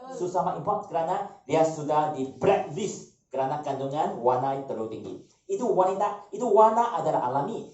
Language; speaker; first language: Malay; non-native, local second language; Chinese